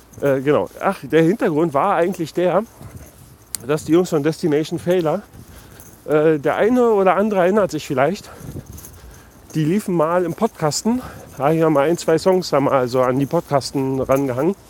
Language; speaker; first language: German; native; German